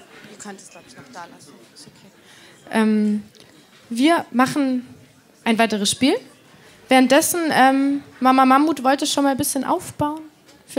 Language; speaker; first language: German; native; German